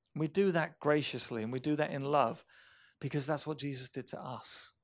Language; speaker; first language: English; native; English